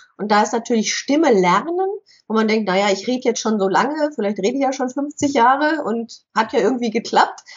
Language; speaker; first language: German; native; German